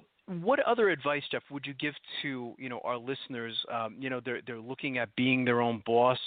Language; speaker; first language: English; native; English